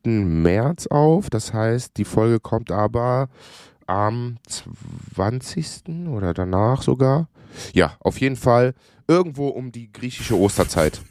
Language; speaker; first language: German; early bilingual, other home language; Greek